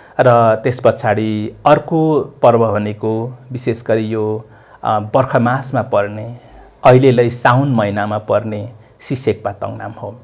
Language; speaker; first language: Nepali; non-native, local second language; Limbu